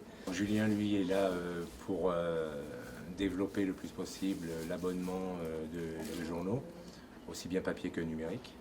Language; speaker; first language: French; native; French